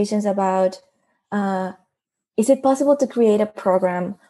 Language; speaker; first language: English; non-native, fluent; Spanish